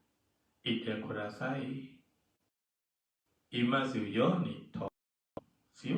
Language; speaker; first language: Japanese; non-native, fluent; Burmese